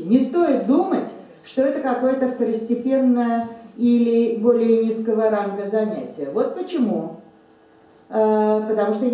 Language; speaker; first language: Russian; native; Russian